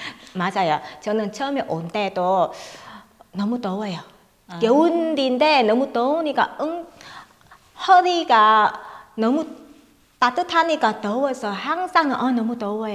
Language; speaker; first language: Korean; non-native, fluent; Vietnamese